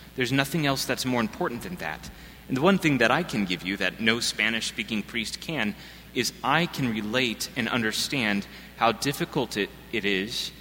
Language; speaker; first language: English; native; English